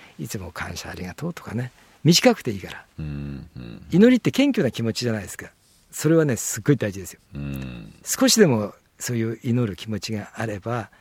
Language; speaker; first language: Japanese; native; Japanese